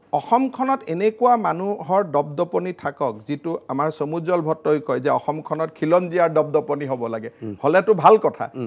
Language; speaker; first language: Assamese; native; Assamese